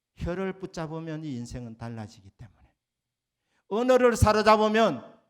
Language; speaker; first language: Korean; native; Korean